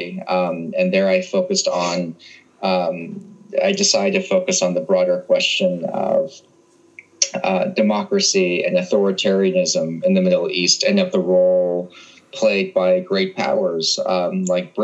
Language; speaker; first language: English; native; English